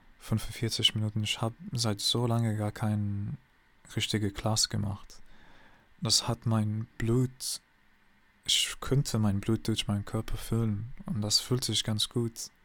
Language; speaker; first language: German; non-native, learner; English